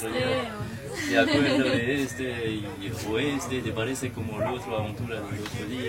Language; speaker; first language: Spanish; non-native, learner; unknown